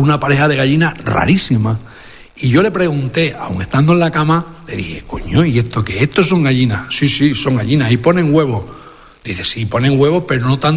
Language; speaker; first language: Spanish; native; Spanish